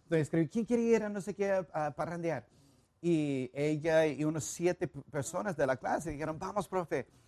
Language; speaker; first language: Spanish; non-native, fluent; English